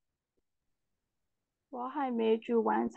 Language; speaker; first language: Chinese; non-native, learner; Burmese